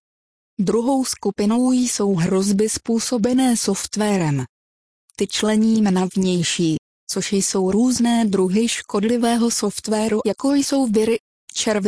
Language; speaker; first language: Czech; native; Czech